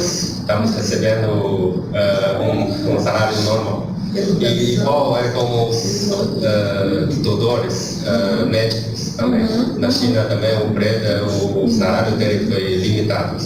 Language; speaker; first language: Portuguese; non-native, learner; Chinese